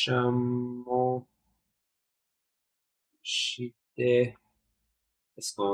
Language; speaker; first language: Italian; non-native, learner; English